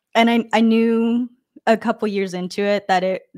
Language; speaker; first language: English; native; English